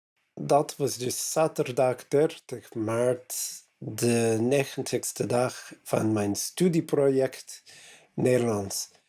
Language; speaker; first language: Dutch; non-native, learner; English